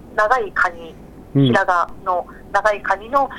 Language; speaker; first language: Japanese; native; Japanese